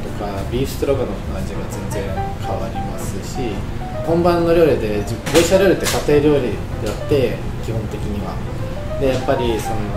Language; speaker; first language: Japanese; non-native, fluent; Russian